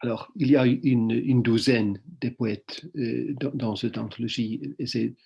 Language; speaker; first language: French; non-native, fluent; Swedish